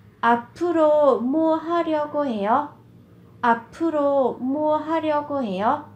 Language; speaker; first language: Korean; non-native, fluent; Vietnamese